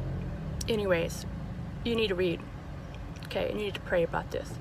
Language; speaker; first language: English; native; English